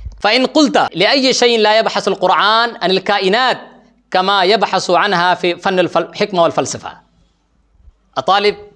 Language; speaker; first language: Arabic; non-native, fluent; Urdu